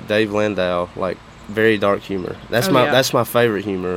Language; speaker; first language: English; native; English